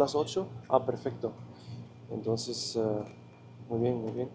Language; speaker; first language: Spanish; non-native, fluent; German